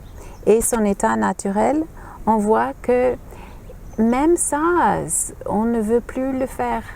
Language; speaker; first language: French; non-native, fluent; English